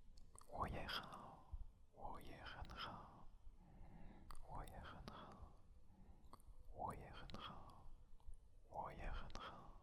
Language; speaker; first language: Chinese; non-native, learner; French